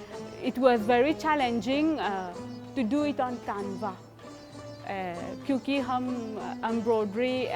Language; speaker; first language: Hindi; non-native, fluent; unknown